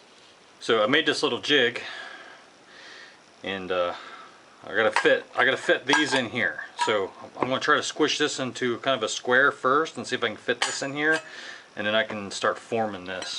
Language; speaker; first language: English; native; English